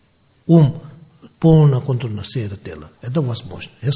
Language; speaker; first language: Russian; non-native, learner; Tibetan